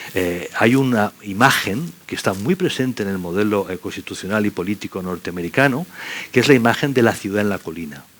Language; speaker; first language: Spanish; native; Spanish